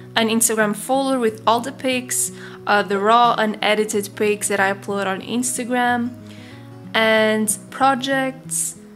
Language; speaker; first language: English; non-native, fluent; Portuguese